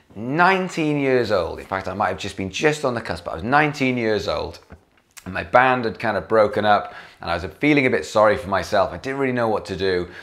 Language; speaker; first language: English; native; English